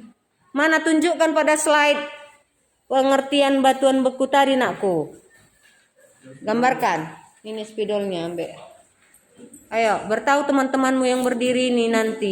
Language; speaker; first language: Indonesian; native; Indonesian